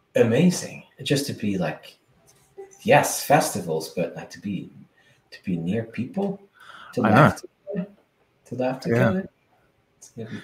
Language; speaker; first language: English; non-native, fluent; Swedish